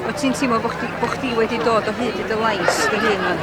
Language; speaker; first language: Welsh; native; Welsh